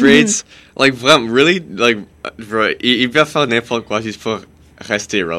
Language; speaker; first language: French; non-native, local second language; English